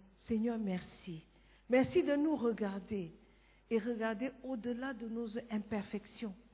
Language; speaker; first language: French; non-native, fluent; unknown